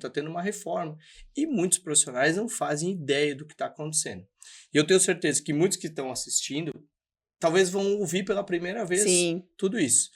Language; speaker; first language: Portuguese; native; Portuguese